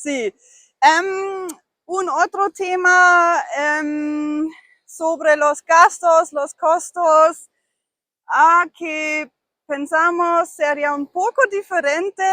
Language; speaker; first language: Spanish; non-native, fluent; German